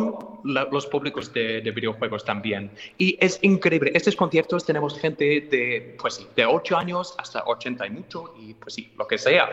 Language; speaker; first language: Spanish; non-native, fluent; English